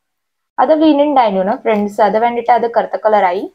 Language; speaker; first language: Malayalam; non-native, learner; Hindi